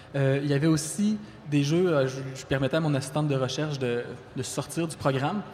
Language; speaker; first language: French; native; French